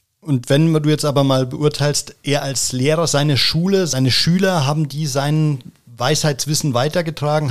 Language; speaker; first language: German; native; German